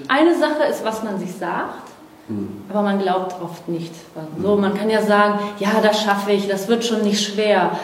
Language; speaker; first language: German; non-native, fluent; Portuguese